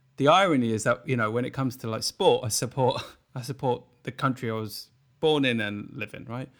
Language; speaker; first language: English; native; English